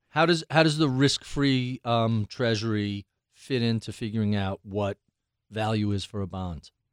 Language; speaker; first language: English; native; English